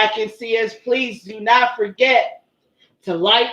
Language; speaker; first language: English; native; English